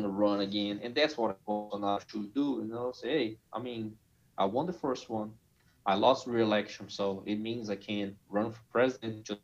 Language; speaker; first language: English; non-native, fluent; Portuguese